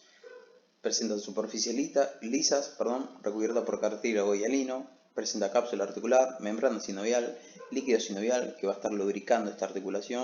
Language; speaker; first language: Spanish; native; Spanish